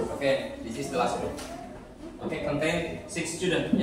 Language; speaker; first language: English; non-native, fluent; Indonesian